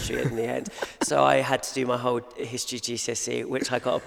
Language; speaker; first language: English; native; English